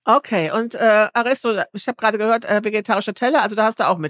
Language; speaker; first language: German; native; German